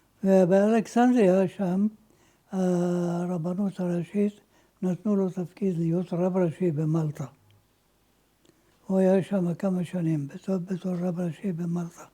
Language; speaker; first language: Hebrew; non-native, fluent; Ladino